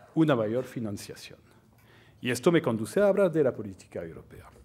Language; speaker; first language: Spanish; non-native, fluent; French